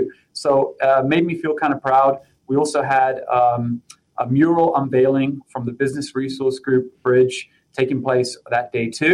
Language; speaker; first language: English; native; English